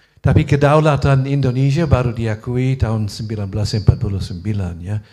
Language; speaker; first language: Indonesian; non-native, fluent; English